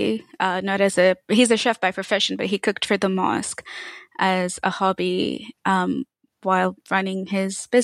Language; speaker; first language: English; native; English